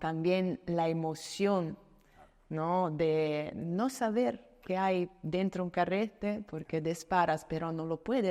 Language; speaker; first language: Spanish; non-native, fluent; Italian